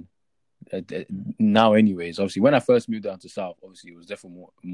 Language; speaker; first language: English; early bilingual, other home language; Yoruba